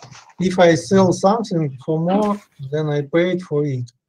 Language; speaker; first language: English; non-native, learner; Russian